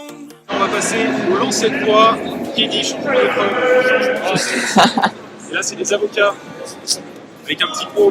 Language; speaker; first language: French; native; French